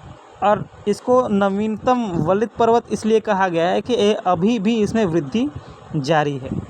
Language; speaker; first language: Hindi; native; Hindi